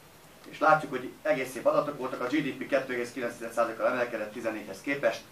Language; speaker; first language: Hungarian; native; Hungarian